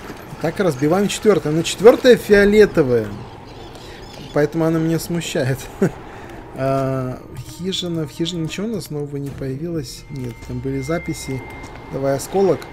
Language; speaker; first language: Russian; native; Russian